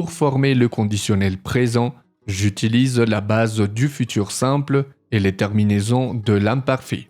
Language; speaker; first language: French; non-native, fluent; Spanish